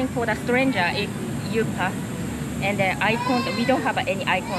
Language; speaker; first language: English; non-native, learner; Japanese